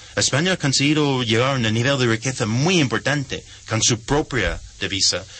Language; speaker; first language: Spanish; non-native, fluent; English